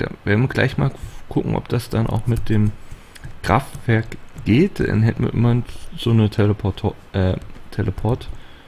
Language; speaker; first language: German; native; German